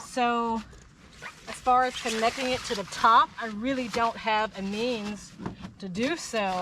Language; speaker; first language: English; native; English